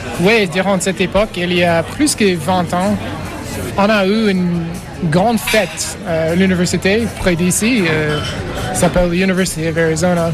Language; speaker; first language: French; non-native, fluent; English